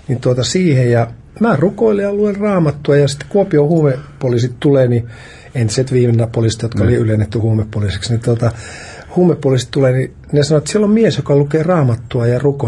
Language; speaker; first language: Finnish; native; Finnish